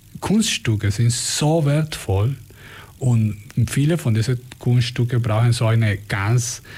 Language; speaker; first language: German; non-native, fluent; Spanish